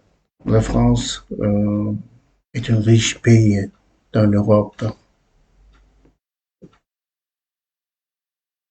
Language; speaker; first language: French; non-native, learner; Uzbek